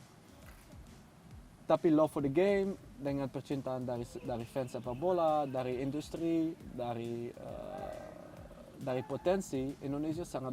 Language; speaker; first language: Indonesian; non-native, fluent; Dutch